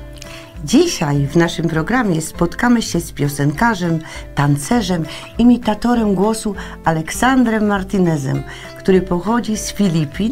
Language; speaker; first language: Polish; native; Polish